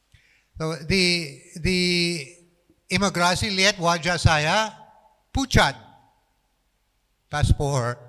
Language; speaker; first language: Indonesian; non-native, fluent; English